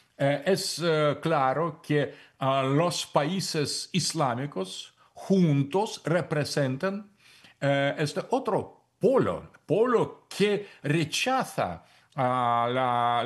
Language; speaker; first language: Spanish; non-native, fluent; Russian